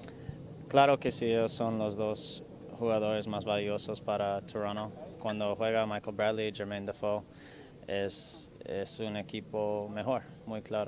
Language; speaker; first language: Spanish; non-native, fluent; English